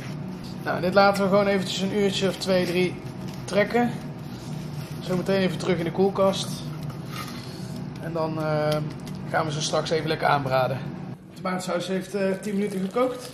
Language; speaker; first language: Dutch; native; Dutch